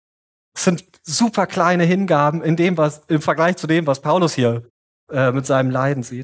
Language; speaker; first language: German; native; German